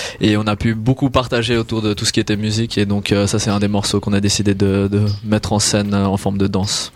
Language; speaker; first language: French; native; French